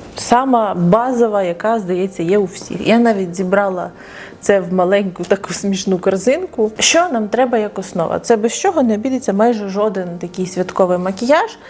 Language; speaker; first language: Ukrainian; non-native, local second language; Russian